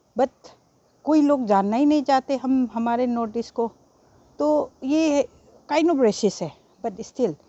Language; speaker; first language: Hindi; non-native, local second language; Manipuri